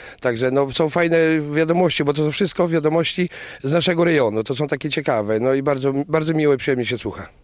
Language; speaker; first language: Polish; native; Polish